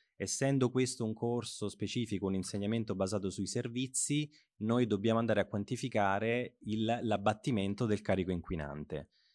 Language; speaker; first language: Italian; native; Italian